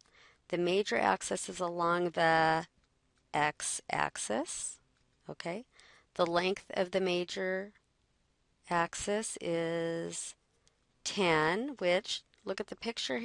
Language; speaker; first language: English; native; English